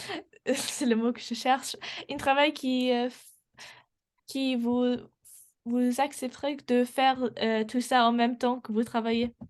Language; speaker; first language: French; non-native, learner; English